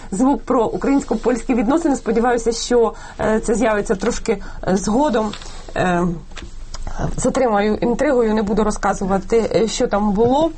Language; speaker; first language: Ukrainian; native; Ukrainian